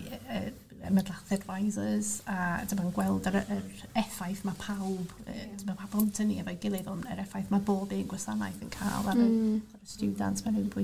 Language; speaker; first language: Welsh; non-native, local second language; English